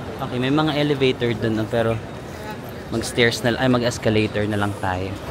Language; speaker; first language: Filipino; non-native, local second language; Waray